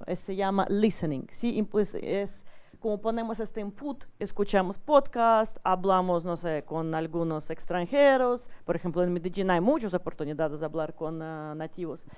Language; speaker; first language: Spanish; non-native, learner; Russian